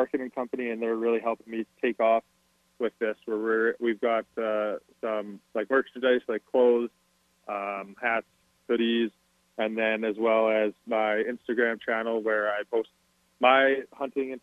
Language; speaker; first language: English; native; English